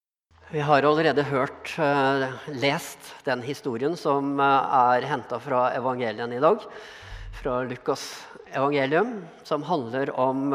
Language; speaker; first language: Norwegian; native; Norwegian